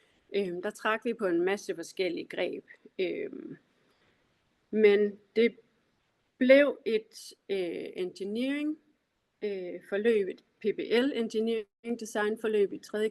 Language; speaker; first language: Danish; native; Danish